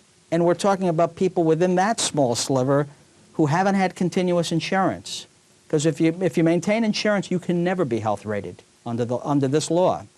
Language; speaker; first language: English; native; English